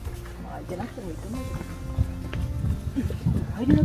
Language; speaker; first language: Japanese; native; Japanese